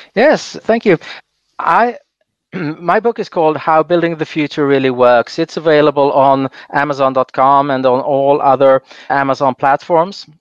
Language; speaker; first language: English; non-native, fluent; Swedish